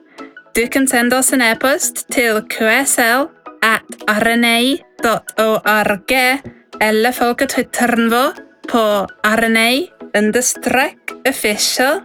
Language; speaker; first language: Norwegian; non-native, fluent; English